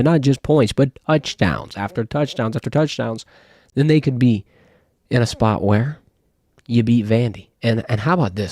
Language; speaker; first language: English; native; English